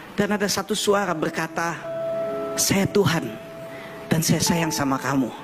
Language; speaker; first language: Indonesian; early bilingual, heritage; German